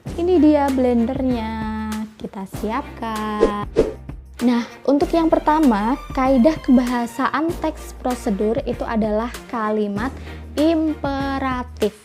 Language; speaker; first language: Indonesian; native; Indonesian